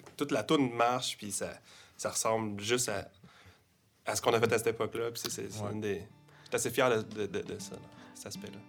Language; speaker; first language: French; native; French